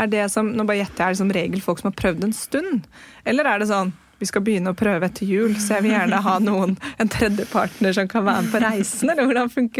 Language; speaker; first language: Norwegian; native; Norwegian